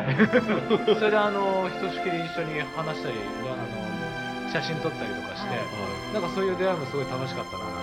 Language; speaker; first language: Japanese; native; Japanese